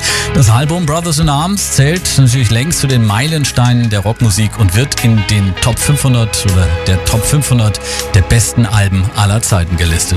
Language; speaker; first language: German; native; German